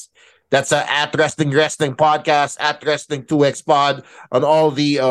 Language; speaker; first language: English; non-native, local second language; Filipino